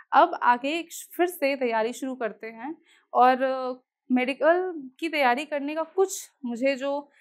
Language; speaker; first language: Hindi; native; Hindi